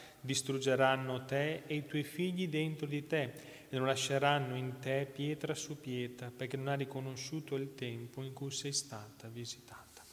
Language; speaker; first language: Italian; native; Italian